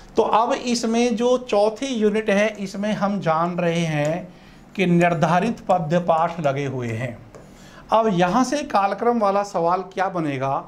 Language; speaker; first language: Hindi; native; Hindi